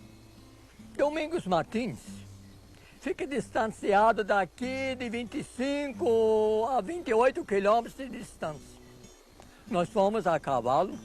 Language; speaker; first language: Portuguese; non-native, local second language; Low German